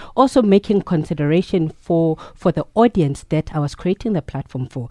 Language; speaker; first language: English; non-native, local second language; Zulu